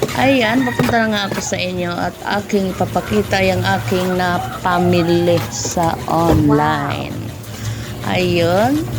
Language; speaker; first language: Filipino; non-native, local second language; Cebuano